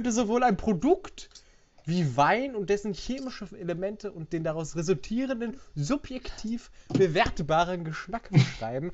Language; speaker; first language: German; native; German